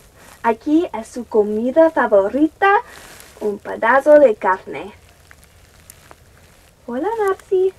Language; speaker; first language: Spanish; non-native, learner; English